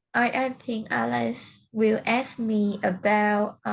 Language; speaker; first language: English; non-native, learner; Vietnamese